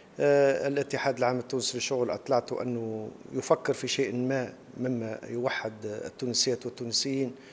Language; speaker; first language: Arabic; native; Arabic